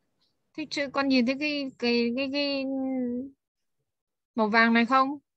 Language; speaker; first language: Chinese; non-native, fluent; Vietnamese